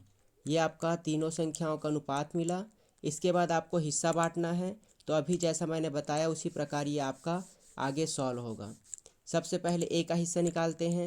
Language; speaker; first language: Hindi; native; Hindi